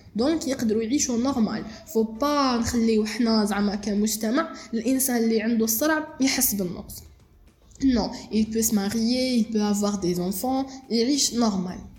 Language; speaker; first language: French; non-native, local second language; Arabic